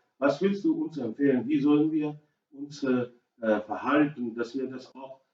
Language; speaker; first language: German; non-native, learner; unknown